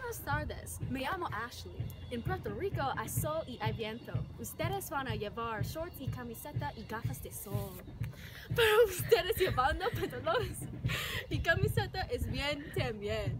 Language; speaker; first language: Spanish; non-native, learner; English